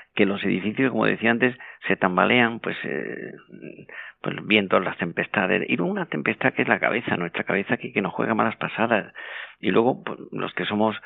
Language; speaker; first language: Spanish; native; Spanish